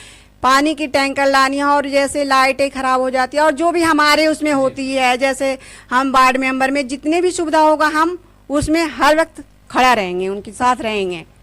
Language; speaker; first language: Hindi; native; Hindi